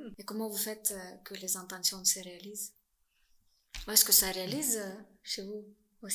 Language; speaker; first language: French; non-native, fluent; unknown